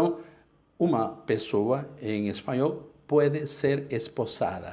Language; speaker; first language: Portuguese; non-native, fluent; Spanish